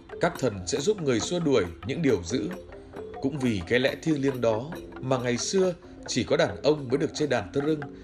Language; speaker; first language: Vietnamese; native; Vietnamese